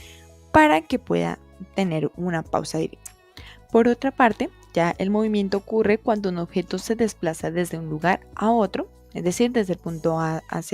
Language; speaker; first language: Spanish; native; Spanish